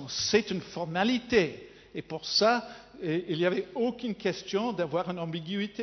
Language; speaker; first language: French; non-native, fluent; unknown